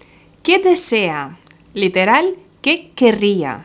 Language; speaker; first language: Spanish; non-native, fluent; Russian